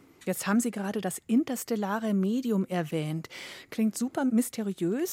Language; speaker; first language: German; native; German